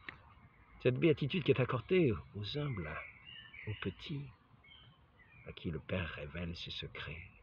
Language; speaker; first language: French; native; French